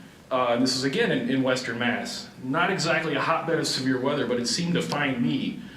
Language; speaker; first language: English; native; English